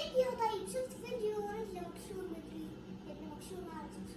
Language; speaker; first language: Arabic; early bilingual, other home language; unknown